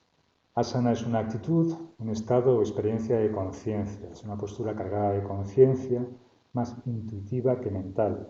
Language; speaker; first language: Spanish; native; Spanish